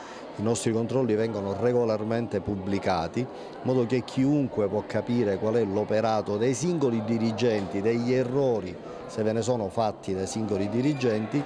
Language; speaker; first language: Italian; native; Italian